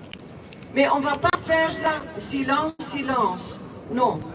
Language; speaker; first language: French; non-native, local second language; Dutch